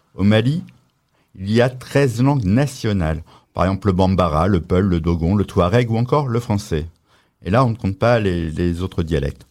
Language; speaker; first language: French; native; French